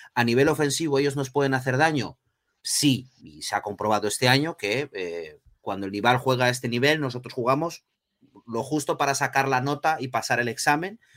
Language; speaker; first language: Spanish; early bilingual, other home language; Portuguese